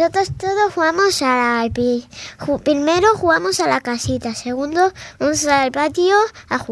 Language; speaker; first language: Spanish; early bilingual, other home language; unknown